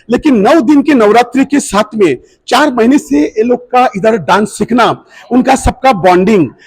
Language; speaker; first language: Hindi; non-native, local second language; Marathi